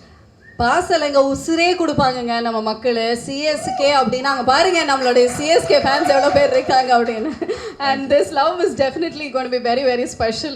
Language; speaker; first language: Tamil; native; Tamil